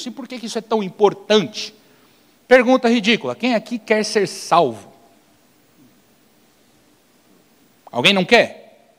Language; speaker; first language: Portuguese; native; Portuguese